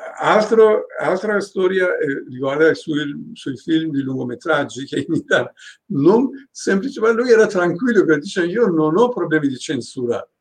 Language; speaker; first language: Italian; non-native, fluent; Persian